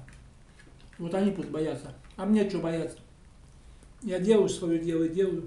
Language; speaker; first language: Russian; native; Russian